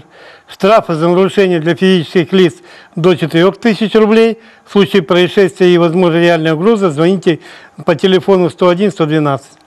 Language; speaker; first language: Russian; native; Russian